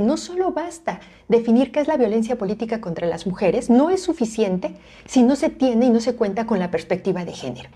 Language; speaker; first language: Spanish; native; Spanish